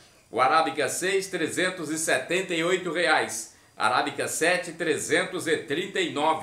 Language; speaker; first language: Portuguese; native; Portuguese